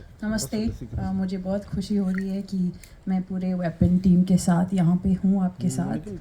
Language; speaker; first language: Hindi; non-native, local second language; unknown